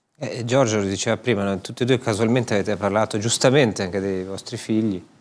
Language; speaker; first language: Italian; native; Italian